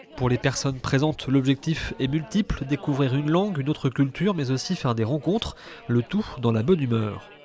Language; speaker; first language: French; native; French